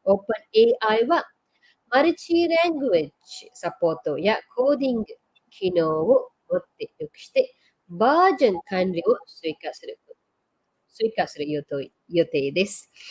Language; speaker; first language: Japanese; non-native, fluent; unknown